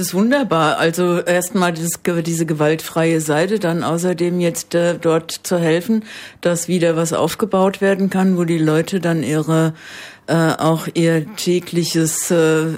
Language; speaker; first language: German; native; German